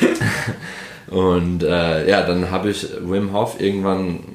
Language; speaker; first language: German; non-native, fluent; English